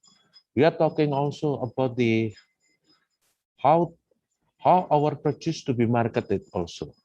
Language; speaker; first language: English; non-native, fluent; Indonesian